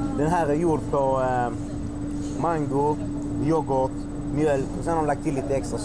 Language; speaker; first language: Swedish; native; Swedish